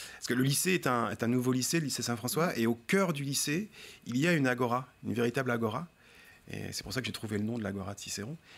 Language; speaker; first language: French; native; French